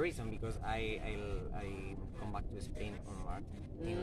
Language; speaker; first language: English; non-native, learner; Spanish